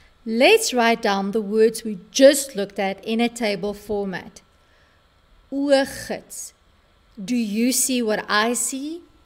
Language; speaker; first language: English; native; English